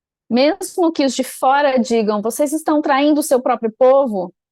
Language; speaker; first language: Portuguese; native; Portuguese